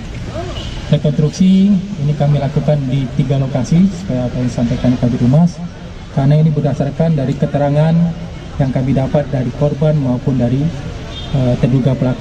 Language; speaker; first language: Indonesian; native; Indonesian